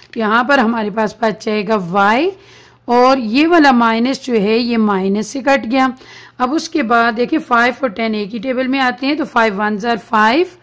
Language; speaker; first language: Urdu; native; Urdu